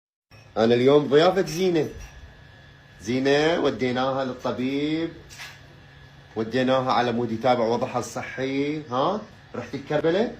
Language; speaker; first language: Arabic; native; Arabic